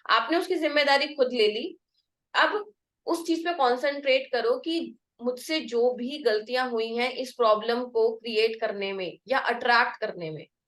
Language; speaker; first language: Hindi; native; Hindi